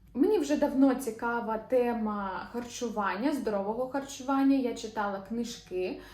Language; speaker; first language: Ukrainian; non-native, local second language; Russian